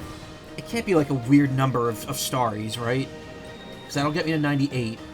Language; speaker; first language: English; native; English